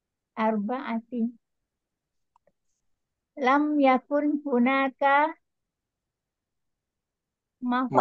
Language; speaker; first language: Arabic; non-native, learner; Indonesian